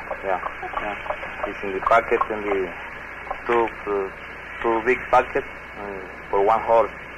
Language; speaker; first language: English; non-native, learner; Spanish